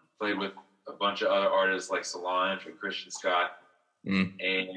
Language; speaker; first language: English; native; English